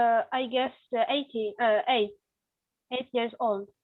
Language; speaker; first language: English; non-native, learner; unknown